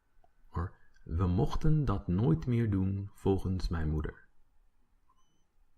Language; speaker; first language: Dutch; non-native, fluent; English